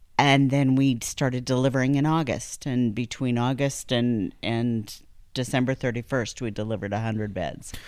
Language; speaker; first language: English; native; English